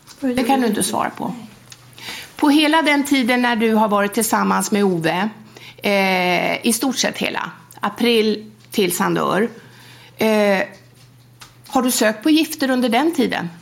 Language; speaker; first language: Swedish; native; Swedish